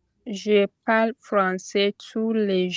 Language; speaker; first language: French; non-native, learner; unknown